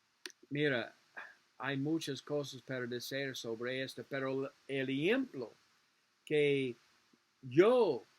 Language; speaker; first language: Spanish; non-native, learner; English